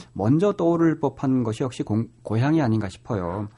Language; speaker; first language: Korean; native; Korean